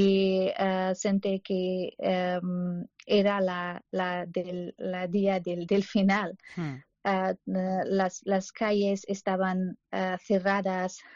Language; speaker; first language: Spanish; non-native, learner; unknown